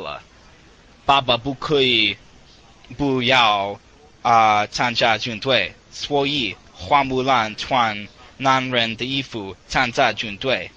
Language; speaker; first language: Chinese; non-native, learner; English